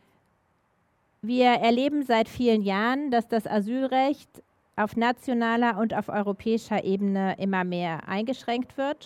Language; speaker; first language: German; native; German